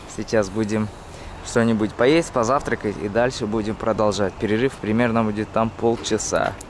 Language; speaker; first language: Russian; non-native, fluent; Uzbek